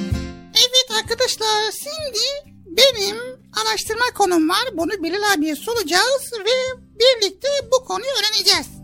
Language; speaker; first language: Turkish; native; Turkish